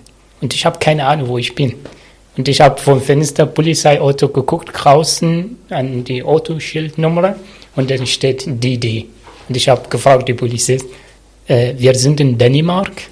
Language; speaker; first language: German; non-native, learner; Arabic